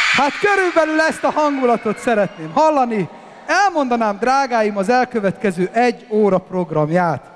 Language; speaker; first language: Hungarian; native; Hungarian